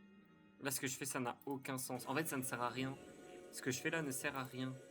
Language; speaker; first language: French; native; French